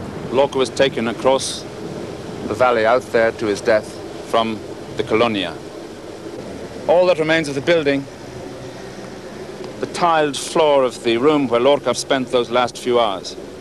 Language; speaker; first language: English; native; English